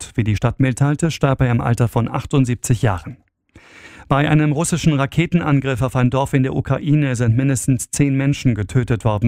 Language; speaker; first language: German; native; German